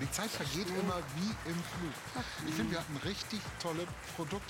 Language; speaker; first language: German; native; German